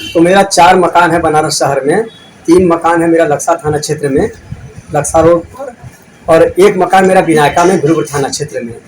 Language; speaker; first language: Hindi; native; Hindi